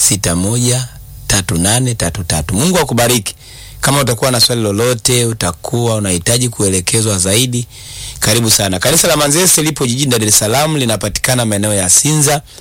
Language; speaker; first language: Swahili; native; Swahili